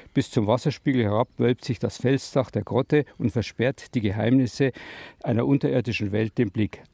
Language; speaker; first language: German; native; German